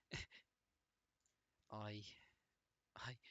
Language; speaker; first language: English; native; English